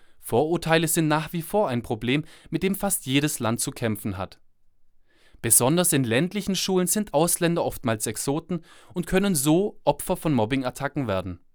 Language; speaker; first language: German; native; German